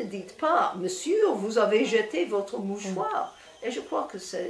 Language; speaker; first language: French; non-native, fluent; English